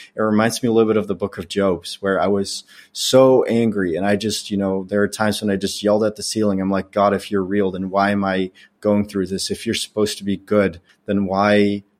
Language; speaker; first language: English; non-native, fluent; Dutch